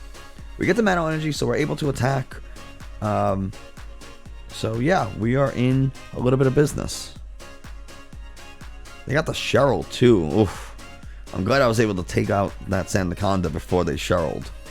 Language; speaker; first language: English; native; English